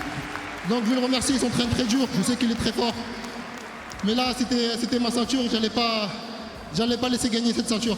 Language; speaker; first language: French; native; French